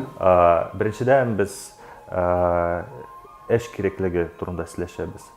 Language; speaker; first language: Tatar; non-native, local second language; Russian